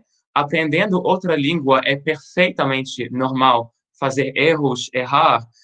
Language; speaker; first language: Portuguese; non-native, fluent; French